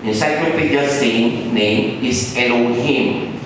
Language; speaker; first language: English; non-native, local second language; Filipino